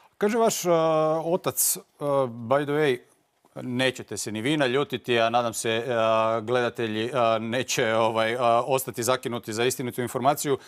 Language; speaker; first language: Croatian; native; Croatian